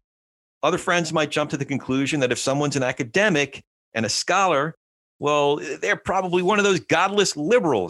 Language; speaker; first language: English; native; English